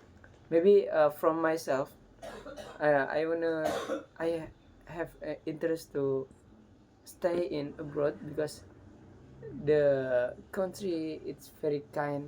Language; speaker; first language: English; non-native, learner; Indonesian